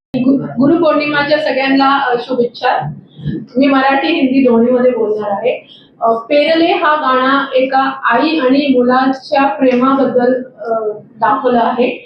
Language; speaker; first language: Marathi; non-native, local second language; Punjabi